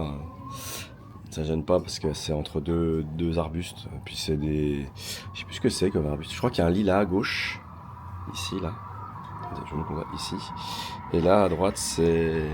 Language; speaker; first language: French; native; French